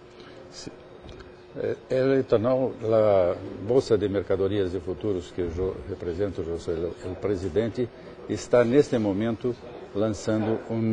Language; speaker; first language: Spanish; non-native, fluent; Portuguese